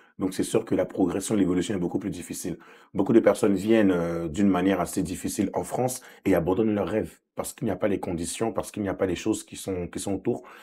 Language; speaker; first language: French; early bilingual, other home language; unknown